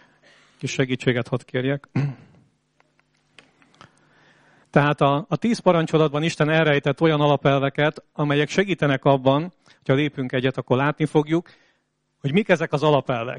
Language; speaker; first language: Hungarian; native; Hungarian